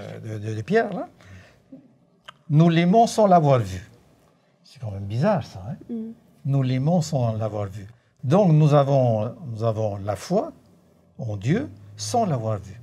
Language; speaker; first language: French; native; French